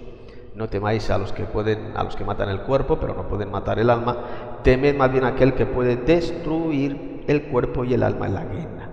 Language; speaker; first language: Spanish; native; Spanish